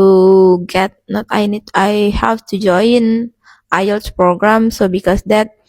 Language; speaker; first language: English; non-native, learner; Indonesian